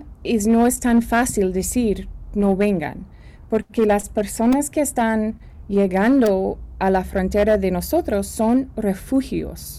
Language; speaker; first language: Spanish; early bilingual, heritage; Spanish